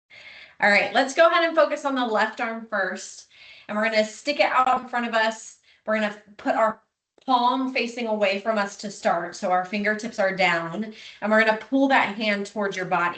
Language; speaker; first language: English; native; English